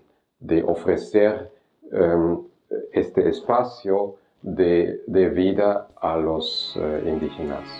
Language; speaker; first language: Spanish; non-native, fluent; German